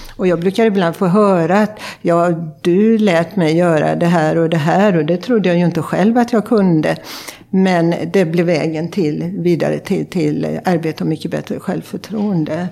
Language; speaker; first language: Swedish; native; Swedish